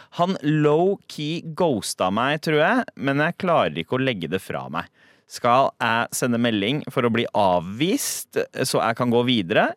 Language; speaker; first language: Norwegian; early bilingual, other home language; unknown